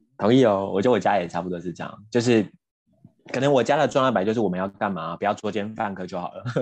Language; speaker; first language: Chinese; native; Chinese